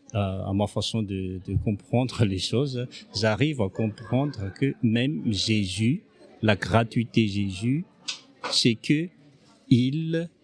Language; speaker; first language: French; non-native, local second language; Malagasy